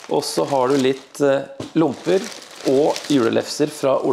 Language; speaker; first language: Norwegian; native; Norwegian